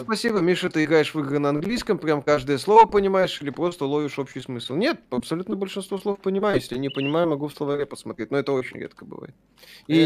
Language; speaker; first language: Russian; native; Russian